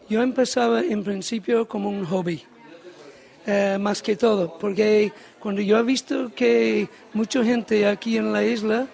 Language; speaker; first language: Spanish; non-native, learner; English